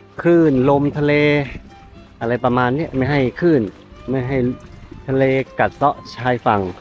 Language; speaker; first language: Thai; native; Thai